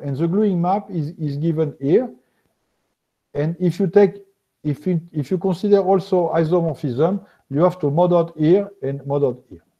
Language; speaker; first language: English; non-native, fluent; French